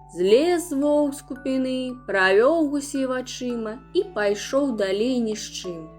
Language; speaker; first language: Belarusian; non-native, local second language; Russian